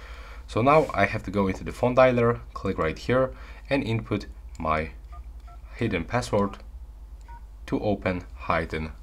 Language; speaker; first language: English; non-native, fluent; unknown